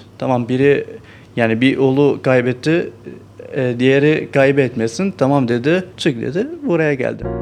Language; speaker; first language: Turkish; non-native, learner; Arabic